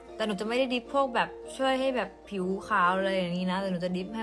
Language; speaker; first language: Thai; native; Thai